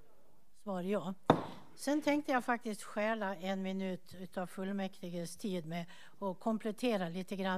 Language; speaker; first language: Swedish; native; Swedish